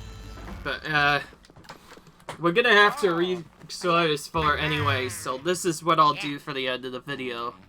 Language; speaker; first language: English; native; English